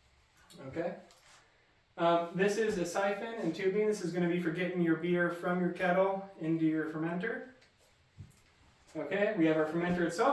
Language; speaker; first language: English; native; English